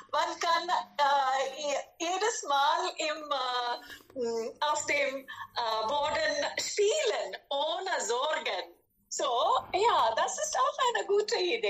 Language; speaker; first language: German; non-native, fluent; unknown